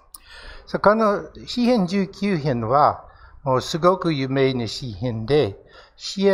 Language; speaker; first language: Japanese; non-native, fluent; English